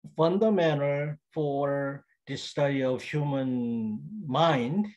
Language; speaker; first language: English; non-native, fluent; Korean